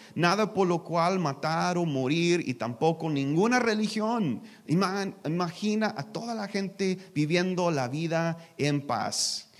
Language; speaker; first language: Spanish; non-native, learner; English